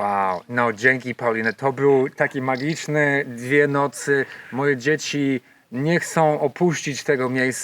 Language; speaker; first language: Polish; non-native, learner; English